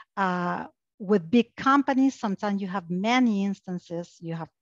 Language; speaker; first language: English; non-native, fluent; Spanish